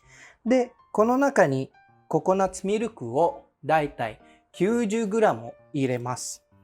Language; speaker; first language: Japanese; non-native, fluent; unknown